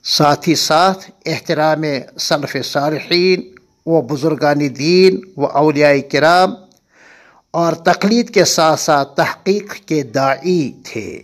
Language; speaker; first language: Urdu; non-native, local second language; Kashmiri